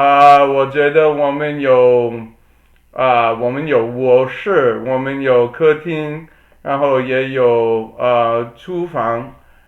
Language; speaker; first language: Chinese; non-native, learner; English